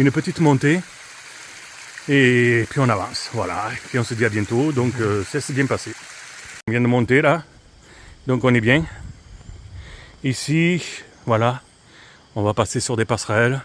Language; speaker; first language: French; native; French